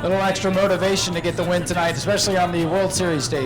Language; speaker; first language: English; native; English